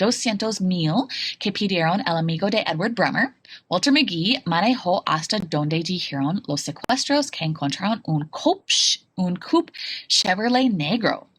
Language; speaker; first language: Spanish; non-native, fluent; English